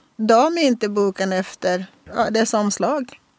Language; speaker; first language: Swedish; non-native, fluent; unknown